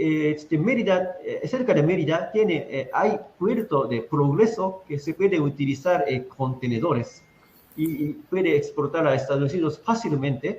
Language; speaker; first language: Spanish; non-native, fluent; Japanese